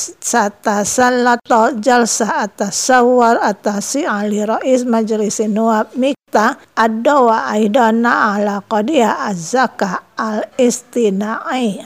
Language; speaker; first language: Arabic; non-native, learner; Indonesian